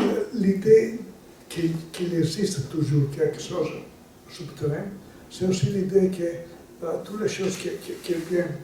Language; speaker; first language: French; non-native, learner; Italian